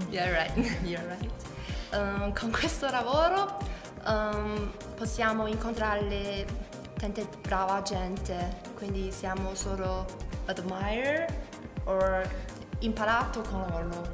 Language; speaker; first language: Italian; non-native, learner; Chinese